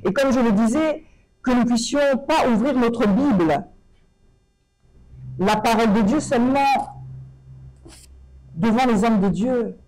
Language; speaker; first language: French; native; French